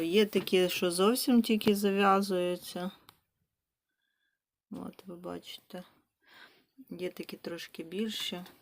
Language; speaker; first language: Ukrainian; native; Ukrainian